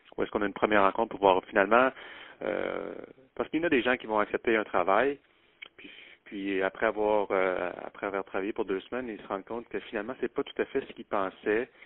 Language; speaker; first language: French; native; French